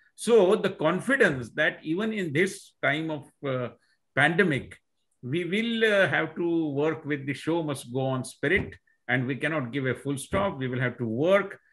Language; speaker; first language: English; non-native, local second language; Marathi